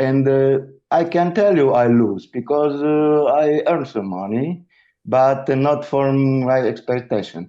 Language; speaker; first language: English; non-native, learner; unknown